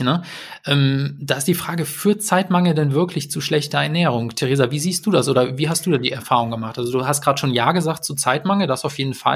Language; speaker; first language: German; native; German